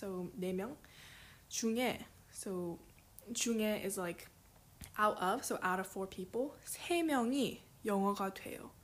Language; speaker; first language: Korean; early bilingual, heritage; Korean